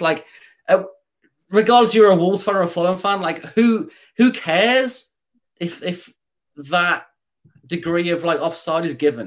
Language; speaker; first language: English; native; English